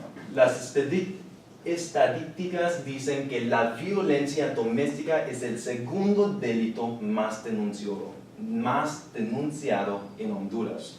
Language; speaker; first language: Spanish; non-native, learner; English